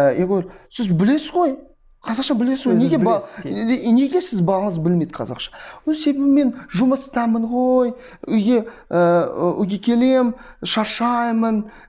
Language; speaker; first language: Kazakh; non-native, fluent; Russian